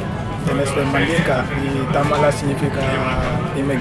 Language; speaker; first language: Spanish; non-native, learner; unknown